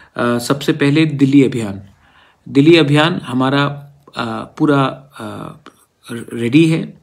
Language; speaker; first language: Hindi; non-native, local second language; Kok Borok